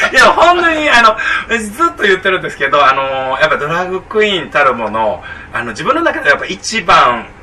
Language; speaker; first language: Japanese; native; Japanese